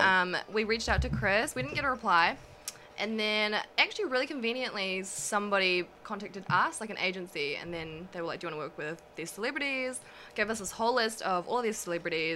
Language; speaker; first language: English; native; English